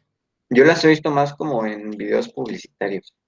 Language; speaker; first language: Spanish; native; Spanish